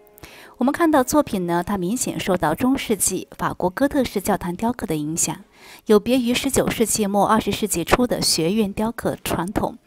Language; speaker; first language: Chinese; native; Chinese